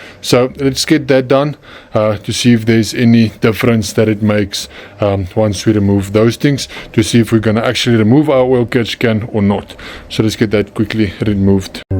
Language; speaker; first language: English; non-native, local second language; Afrikaans